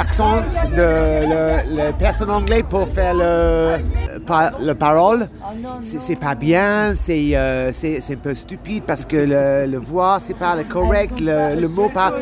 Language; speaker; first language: French; non-native, learner; English